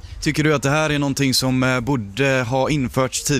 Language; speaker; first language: Swedish; native; Swedish